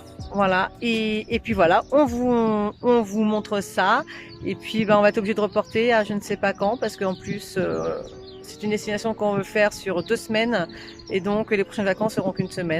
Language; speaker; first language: French; native; French